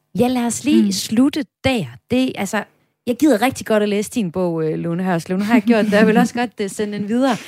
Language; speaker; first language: Danish; native; Danish